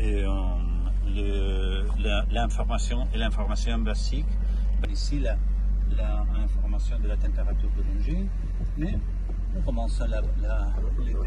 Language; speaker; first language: French; non-native, learner; Spanish